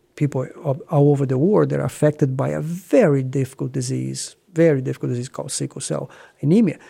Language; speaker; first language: English; non-native, fluent; Portuguese